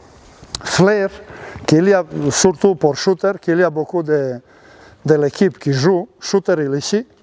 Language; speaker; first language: French; non-native, learner; Serbian